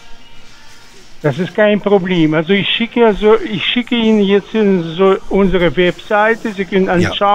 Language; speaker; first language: German; non-native, fluent; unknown